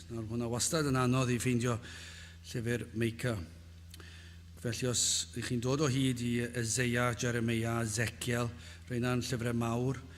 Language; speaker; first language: Welsh; native; Welsh